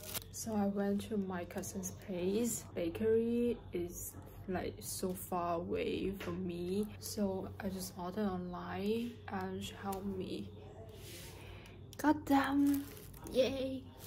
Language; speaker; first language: English; non-native, learner; Chinese